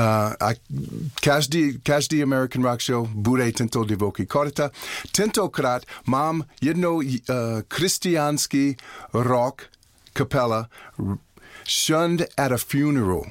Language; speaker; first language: Czech; non-native, learner; English